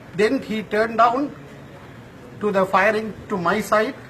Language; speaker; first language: English; non-native, local second language; Tamil